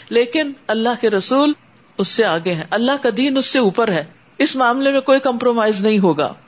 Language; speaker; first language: Urdu; native; Urdu